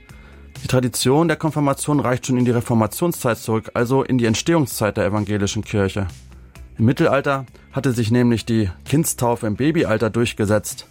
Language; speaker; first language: German; native; German